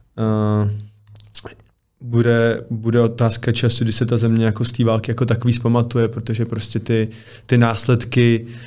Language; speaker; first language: Czech; early bilingual, other home language; Bosnian